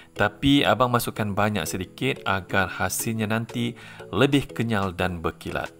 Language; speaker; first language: Malay; native; Malay